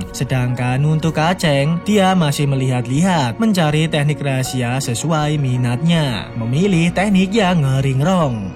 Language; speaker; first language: Indonesian; native; Indonesian